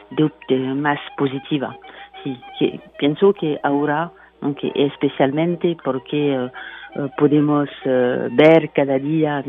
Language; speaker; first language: Spanish; non-native, fluent; French